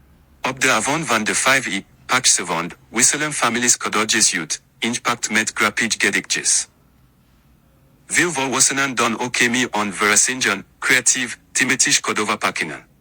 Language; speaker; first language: Dutch; non-native, learner; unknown